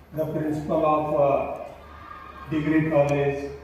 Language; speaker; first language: English; non-native, local second language; Kannada